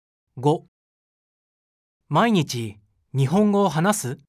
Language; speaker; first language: Japanese; non-native, learner; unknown